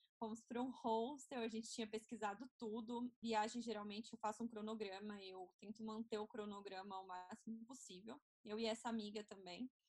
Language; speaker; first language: Portuguese; native; Portuguese